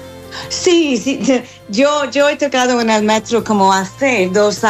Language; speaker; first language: Spanish; non-native, fluent; English